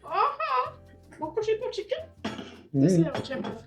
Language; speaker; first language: Korean; non-native, learner; English